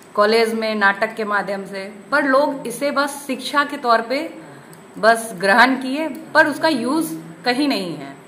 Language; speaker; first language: Hindi; native; Hindi